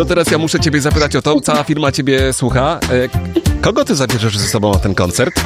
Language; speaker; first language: Polish; native; Polish